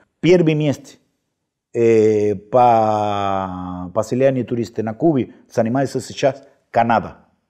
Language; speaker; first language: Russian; non-native, fluent; Spanish